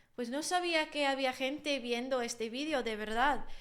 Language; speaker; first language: Spanish; non-native, fluent; English